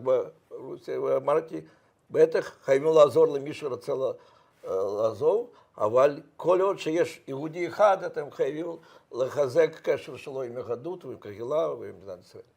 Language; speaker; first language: Hebrew; non-native, fluent; Russian